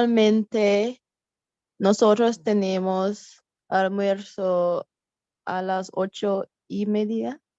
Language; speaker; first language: Spanish; non-native, learner; English